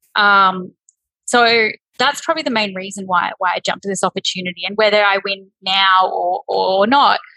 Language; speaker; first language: English; native; English